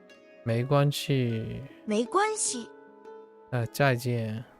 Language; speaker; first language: Chinese; non-native, learner; English